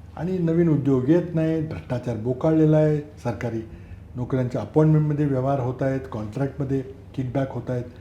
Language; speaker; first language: Marathi; native; Marathi